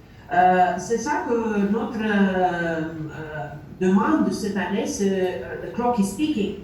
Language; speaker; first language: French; non-native, learner; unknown